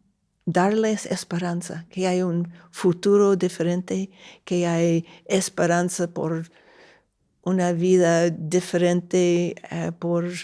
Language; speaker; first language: Spanish; non-native, fluent; English